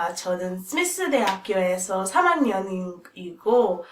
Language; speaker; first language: Korean; non-native, learner; English